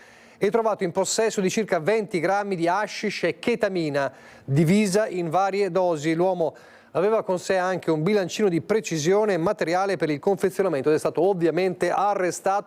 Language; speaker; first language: Italian; native; Italian